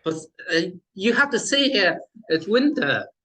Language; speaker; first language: English; non-native, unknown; Vietnamese